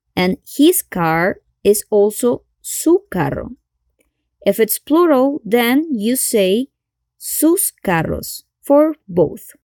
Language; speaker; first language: English; non-native, fluent; Spanish